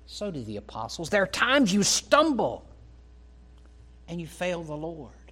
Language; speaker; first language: English; native; English